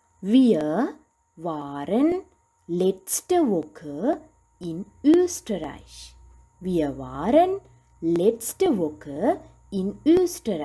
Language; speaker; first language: German; non-native, fluent; Sinhala